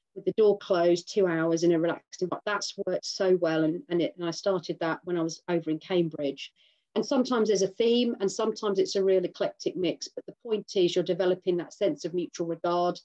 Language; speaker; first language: English; native; English